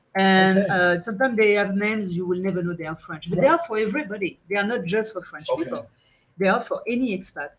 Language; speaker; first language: English; non-native, fluent; French